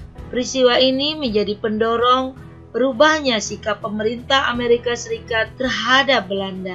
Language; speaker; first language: Indonesian; native; Indonesian